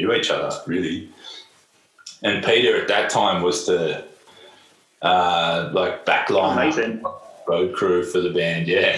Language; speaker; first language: English; native; English